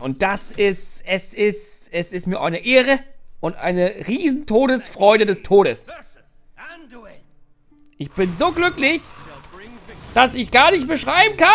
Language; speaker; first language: German; native; German